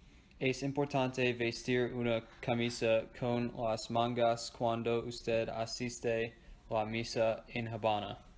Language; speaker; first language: Spanish; non-native, learner; English